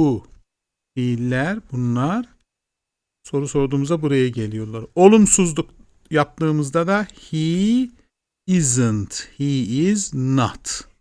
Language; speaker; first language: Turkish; non-native, fluent; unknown